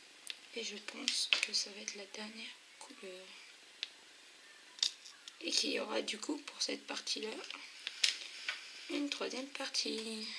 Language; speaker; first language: French; native; French